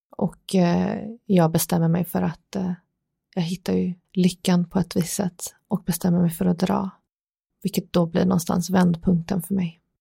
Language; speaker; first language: Swedish; early bilingual, other home language; Persian